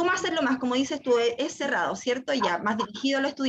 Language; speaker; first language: Spanish; native; Spanish